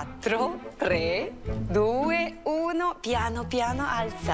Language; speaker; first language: Italian; non-native, fluent; Japanese